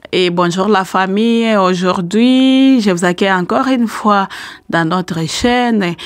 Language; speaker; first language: French; non-native, local second language; Swahili